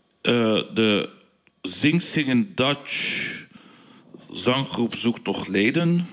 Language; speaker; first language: Dutch; early bilingual, heritage; Dutch